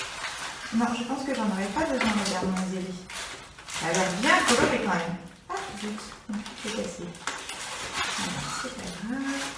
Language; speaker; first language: French; native; French